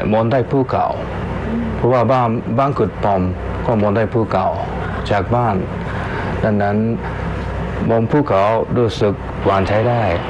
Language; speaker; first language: Thai; non-native, learner; Japanese